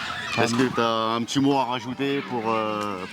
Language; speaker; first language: French; native; French